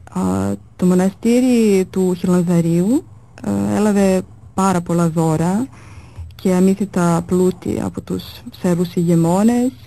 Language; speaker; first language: Greek; non-native, fluent; Serbian